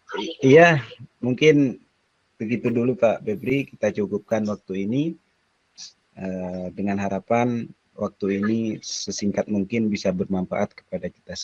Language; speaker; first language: Indonesian; non-native, local second language; Javanese